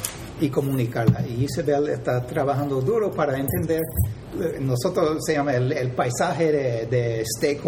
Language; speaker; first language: Spanish; non-native, fluent; English